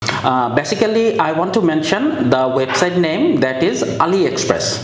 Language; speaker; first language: English; non-native, fluent; Bangla